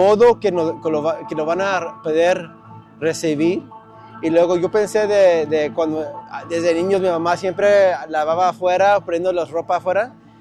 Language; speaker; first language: Spanish; early bilingual, heritage; Spanish